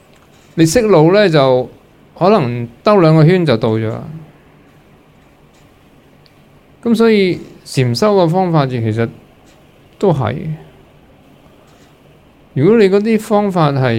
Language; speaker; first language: Cantonese; native; Cantonese